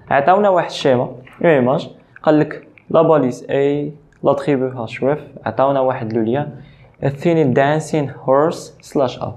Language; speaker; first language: Arabic; native; Arabic